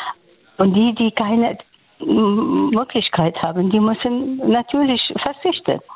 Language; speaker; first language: German; non-native, fluent; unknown